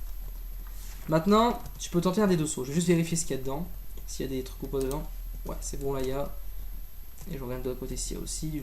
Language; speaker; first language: French; native; French